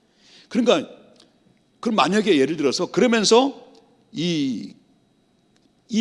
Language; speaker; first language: Korean; native; Korean